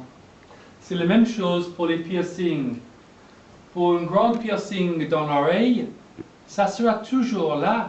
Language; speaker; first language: French; non-native, fluent; English